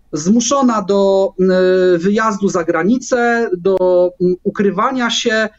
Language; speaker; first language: Polish; native; Polish